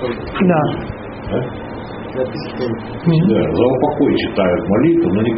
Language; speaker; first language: Russian; native; Russian